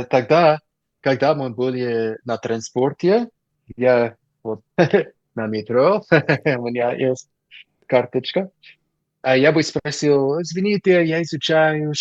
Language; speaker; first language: Russian; non-native, learner; English